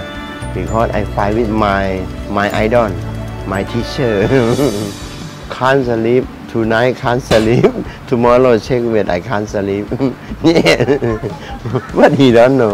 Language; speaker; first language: English; non-native, learner; Thai